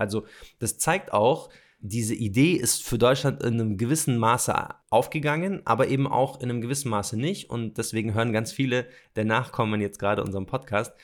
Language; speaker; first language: German; native; German